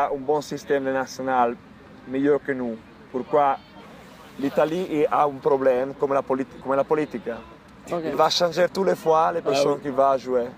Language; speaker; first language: French; non-native, learner; Italian